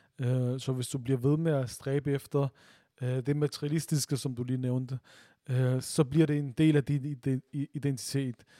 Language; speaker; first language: Danish; early bilingual, other home language; Urdu